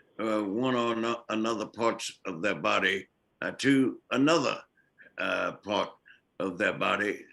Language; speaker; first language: English; native; English